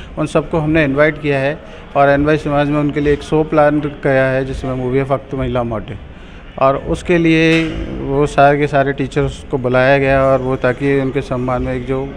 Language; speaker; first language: Hindi; non-native, local second language; Gujarati